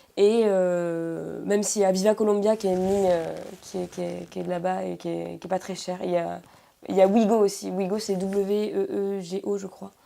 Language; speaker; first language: French; native; French